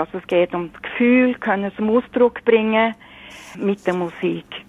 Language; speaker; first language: German; non-native, fluent; Norwegian